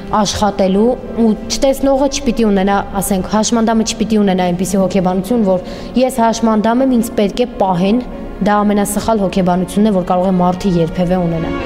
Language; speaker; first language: Armenian; native; Armenian